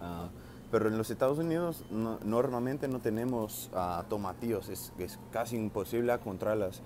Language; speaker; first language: Spanish; non-native, learner; English